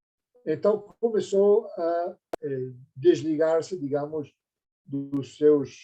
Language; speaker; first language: Portuguese; non-native, fluent; Persian